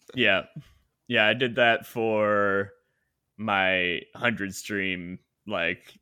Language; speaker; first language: English; native; English